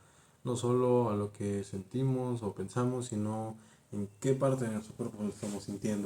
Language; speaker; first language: Spanish; native; Spanish